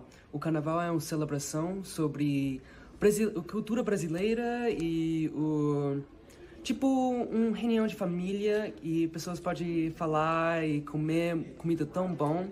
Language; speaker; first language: Portuguese; early bilingual, heritage; Portuguese